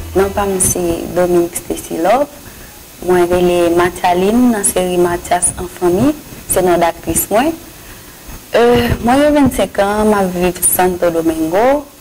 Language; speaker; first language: French; non-native, local second language; Haitian Creole